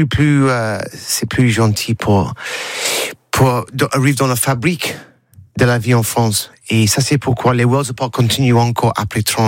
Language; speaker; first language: French; non-native, learner; English